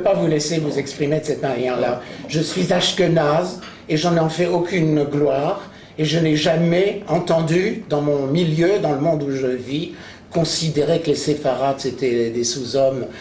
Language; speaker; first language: French; native; French